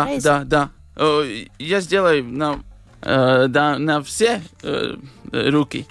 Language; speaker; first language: Russian; non-native, learner; Latvian